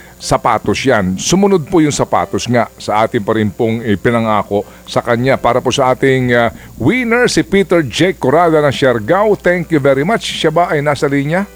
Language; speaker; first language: Filipino; non-native, local second language; Waray